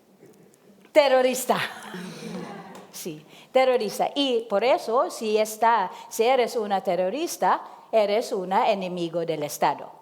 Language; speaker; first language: Spanish; non-native, learner; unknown